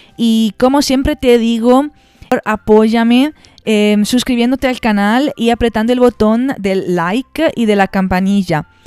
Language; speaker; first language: Spanish; non-native, fluent; Italian